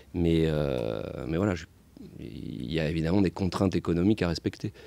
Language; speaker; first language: French; native; French